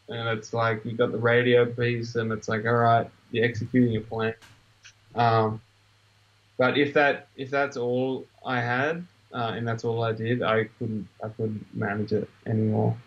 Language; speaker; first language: English; native; English